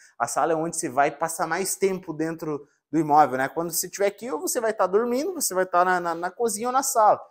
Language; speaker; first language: Portuguese; native; Portuguese